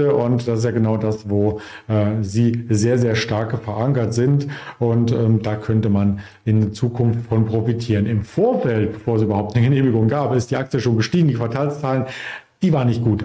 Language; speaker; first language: German; native; German